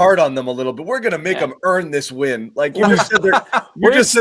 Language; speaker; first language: English; native; English